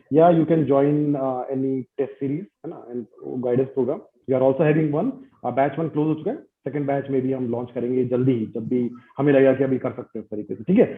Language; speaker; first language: Hindi; native; Hindi